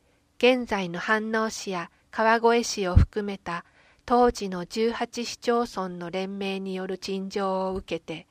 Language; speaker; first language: Japanese; native; Japanese